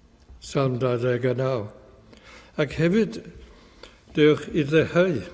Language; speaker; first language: Welsh; native; Welsh